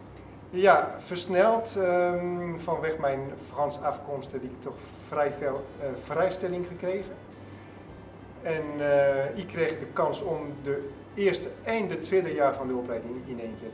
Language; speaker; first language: Dutch; non-native, fluent; French